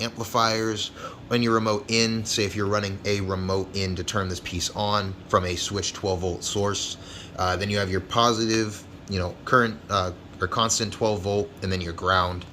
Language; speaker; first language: English; native; English